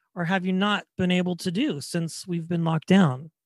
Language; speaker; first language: English; native; English